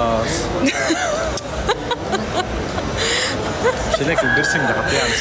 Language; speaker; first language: Arabic; native; Arabic